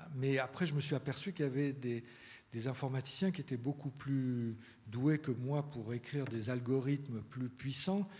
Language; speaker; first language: French; early bilingual, heritage; Spanish